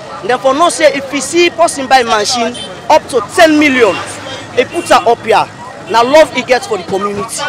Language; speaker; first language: English; non-native, local second language; Krio